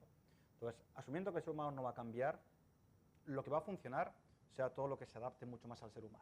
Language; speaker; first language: Spanish; native; Spanish